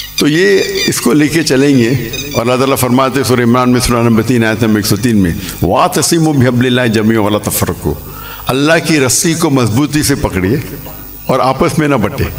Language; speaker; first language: Urdu; non-native, local second language; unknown